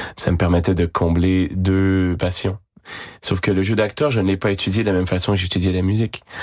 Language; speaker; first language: French; native; French